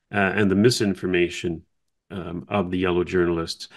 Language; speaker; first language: English; native; English